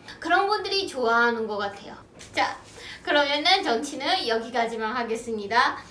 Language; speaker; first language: Korean; non-native, fluent; Burmese